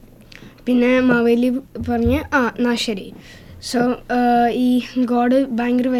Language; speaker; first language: Malayalam; early bilingual, heritage; Malayalam